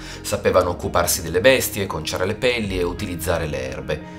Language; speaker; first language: Italian; native; Italian